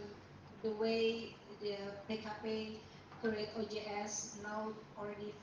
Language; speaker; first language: English; non-native, learner; Indonesian